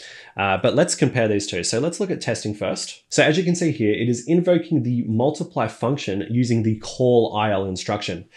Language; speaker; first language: English; native; English